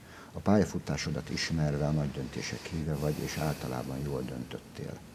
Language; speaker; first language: Hungarian; native; Hungarian